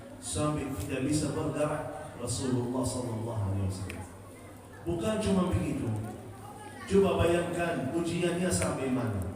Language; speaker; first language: Malay; non-native, fluent; Arabic